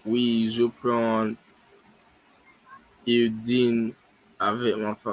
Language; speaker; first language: French; non-native, learner; English